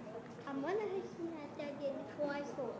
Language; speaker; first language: Russian; early bilingual, heritage; Russian